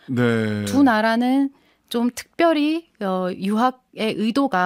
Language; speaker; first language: Korean; native; Korean